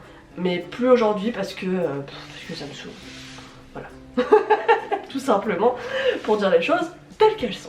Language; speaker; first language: French; native; French